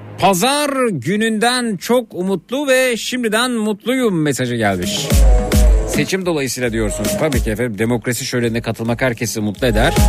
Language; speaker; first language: Turkish; native; Turkish